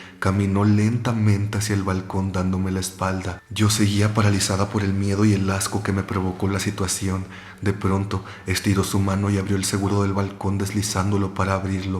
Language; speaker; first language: Spanish; native; Spanish